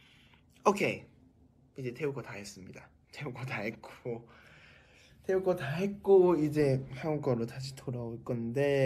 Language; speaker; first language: Korean; non-native, fluent; Thai